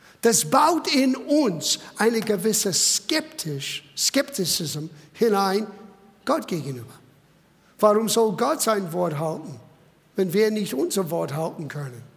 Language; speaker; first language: German; non-native, fluent; English